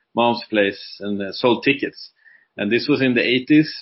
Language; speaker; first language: English; non-native, fluent; Swedish